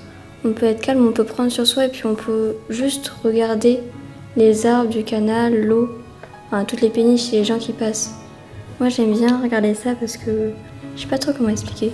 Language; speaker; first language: French; native; French